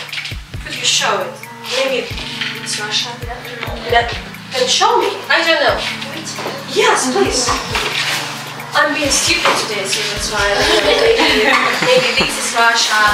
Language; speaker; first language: English; non-native, fluent; Russian